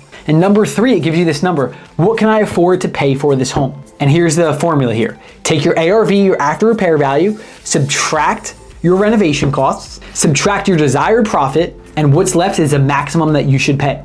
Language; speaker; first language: English; native; English